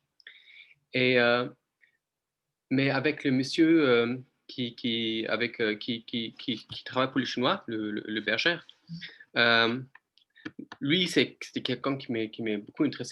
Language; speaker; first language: French; non-native, fluent; English